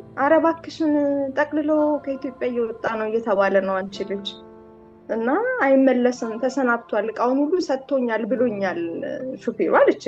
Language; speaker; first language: Amharic; native; Amharic